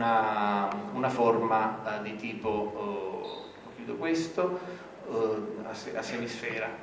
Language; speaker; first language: Italian; native; Italian